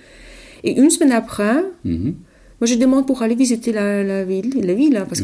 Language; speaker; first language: French; non-native, learner; Polish